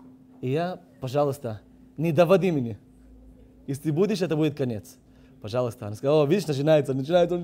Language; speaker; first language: Russian; non-native, learner; Hebrew